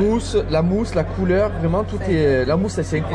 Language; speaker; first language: French; native; French